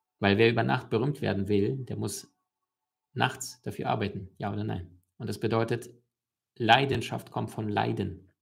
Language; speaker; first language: German; early bilingual, other home language; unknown